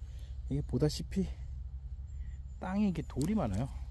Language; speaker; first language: Korean; native; Korean